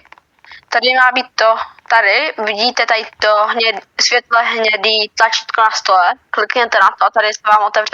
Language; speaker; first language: Czech; native; Czech